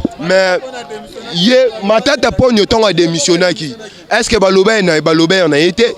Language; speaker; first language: Lingala; native; Lingala